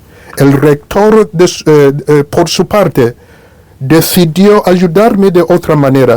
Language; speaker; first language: Spanish; non-native, fluent; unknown